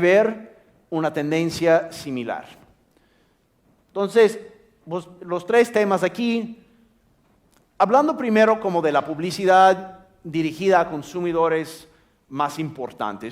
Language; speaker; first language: Spanish; non-native, fluent; English